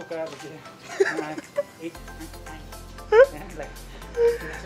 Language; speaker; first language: Indonesian; non-native, learner; Spanish